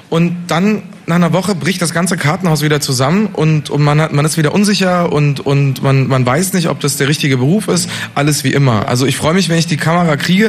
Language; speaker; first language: German; native; German